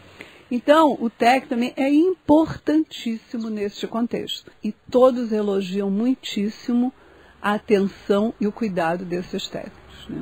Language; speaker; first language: Portuguese; native; Portuguese